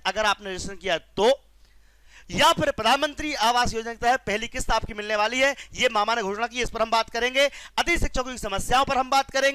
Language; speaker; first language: Hindi; native; Hindi